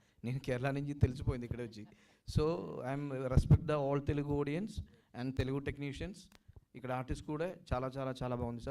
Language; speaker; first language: Telugu; non-native, local second language; Malayalam